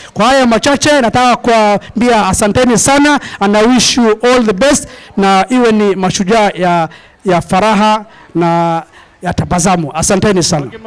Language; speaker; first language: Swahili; non-native, local second language; Somali